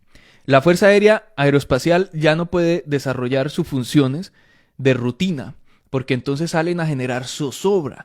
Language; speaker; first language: Spanish; native; Spanish